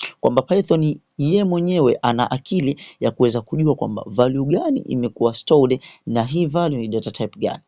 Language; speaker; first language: Swahili; native; Swahili